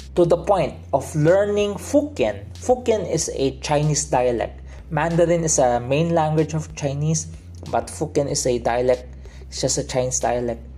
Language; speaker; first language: English; non-native, local second language; Filipino